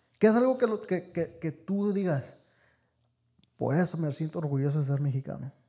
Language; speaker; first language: Spanish; early bilingual, heritage; Spanish